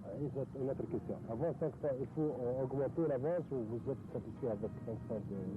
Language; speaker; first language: French; non-native, local second language; Arabic